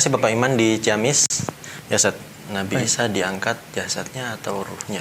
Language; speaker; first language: Indonesian; native; Indonesian